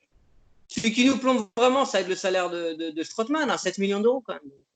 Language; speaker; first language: French; native; French